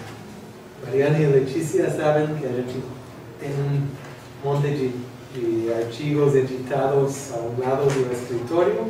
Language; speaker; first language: Portuguese; non-native, learner; English